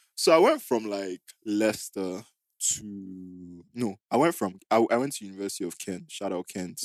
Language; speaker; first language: English; non-native, local second language; Igbo